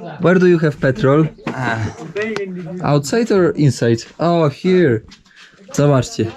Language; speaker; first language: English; non-native, learner; Polish